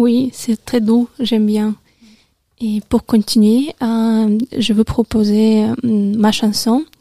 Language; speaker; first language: French; non-native, learner; Russian